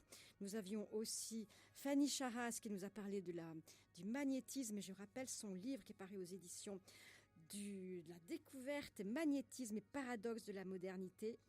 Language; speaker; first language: French; native; French